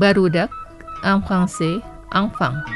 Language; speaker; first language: French; non-native, fluent; Indonesian